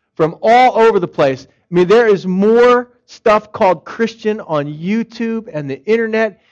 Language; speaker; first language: English; native; English